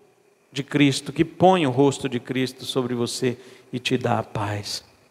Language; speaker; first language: Portuguese; native; Portuguese